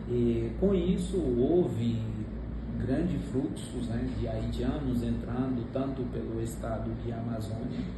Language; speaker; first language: Portuguese; non-native, fluent; Haitian Creole